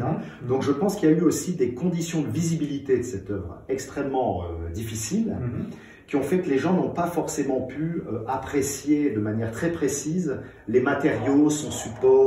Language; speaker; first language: French; native; French